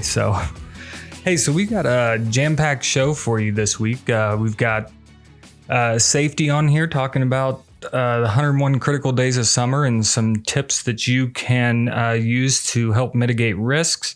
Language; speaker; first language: English; native; English